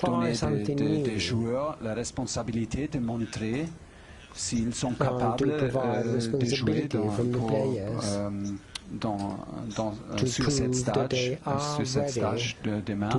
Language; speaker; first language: French; non-native, fluent; German